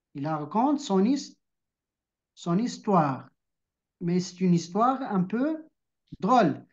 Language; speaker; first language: French; non-native, local second language; Arabic